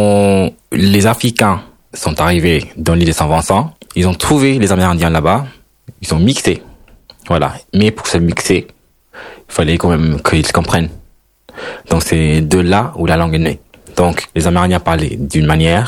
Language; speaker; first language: French; non-native, fluent; Spanish